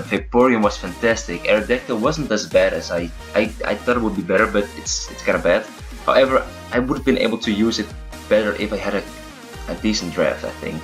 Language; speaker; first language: English; non-native, fluent; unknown